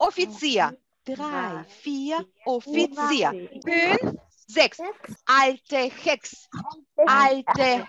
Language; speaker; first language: German; non-native, fluent; Russian